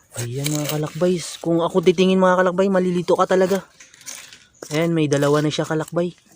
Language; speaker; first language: Filipino; native; Filipino